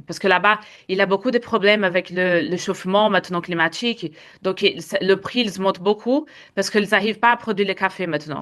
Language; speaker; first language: French; non-native, fluent; Portuguese